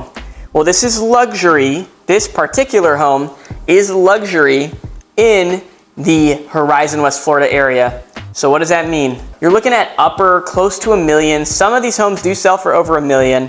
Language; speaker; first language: English; native; English